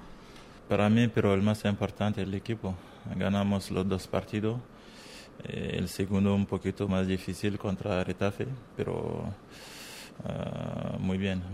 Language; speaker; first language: Spanish; non-native, learner; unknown